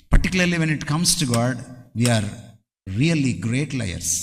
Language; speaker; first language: English; non-native, local second language; Telugu